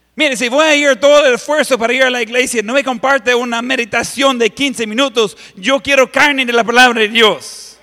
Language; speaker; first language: Spanish; non-native, fluent; English